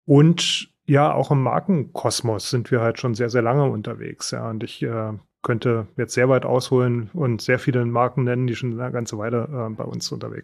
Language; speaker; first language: German; native; German